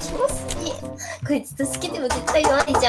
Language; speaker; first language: Japanese; native; Japanese